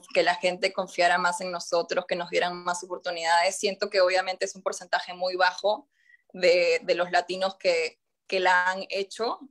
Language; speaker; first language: Spanish; native; Spanish